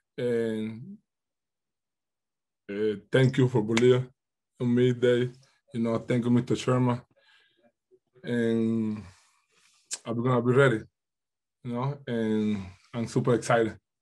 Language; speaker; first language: English; non-native, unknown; Spanish